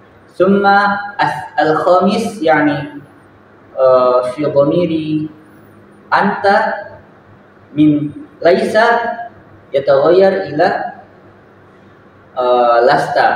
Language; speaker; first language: Arabic; non-native, learner; Indonesian